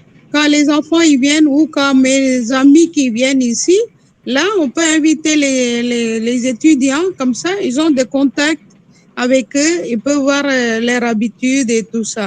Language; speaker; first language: French; non-native, local second language; Tamil